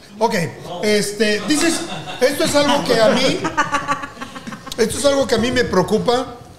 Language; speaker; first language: Spanish; native; Spanish